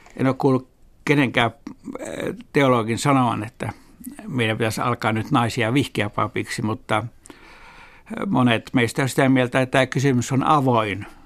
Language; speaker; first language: Finnish; native; Finnish